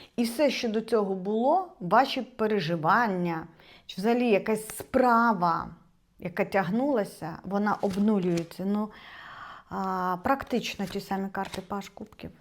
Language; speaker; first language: Ukrainian; non-native, local second language; Russian